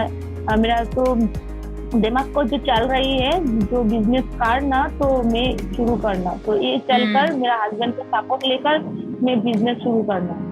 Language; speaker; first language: Hindi; non-native, local second language; Bangla